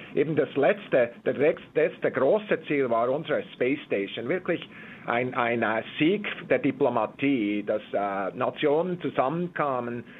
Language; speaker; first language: German; native; German